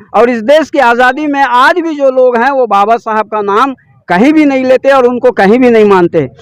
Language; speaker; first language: Hindi; native; Hindi